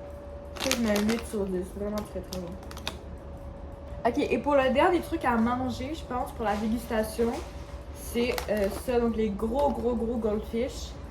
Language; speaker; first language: French; native; French